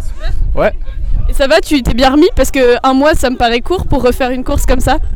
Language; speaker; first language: French; native; French